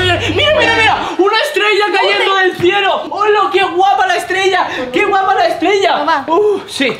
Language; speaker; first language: Spanish; native; Spanish